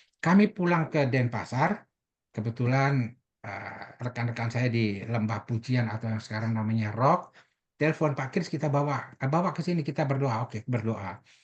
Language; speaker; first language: Indonesian; native; Indonesian